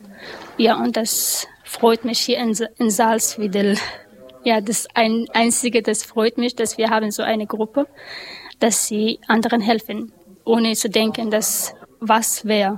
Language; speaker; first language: German; non-native, learner; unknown